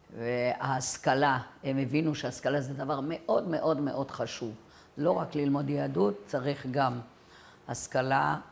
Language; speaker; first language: Hebrew; early bilingual, other home language; French